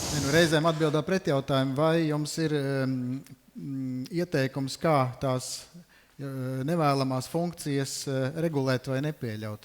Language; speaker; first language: Latvian; native; Latvian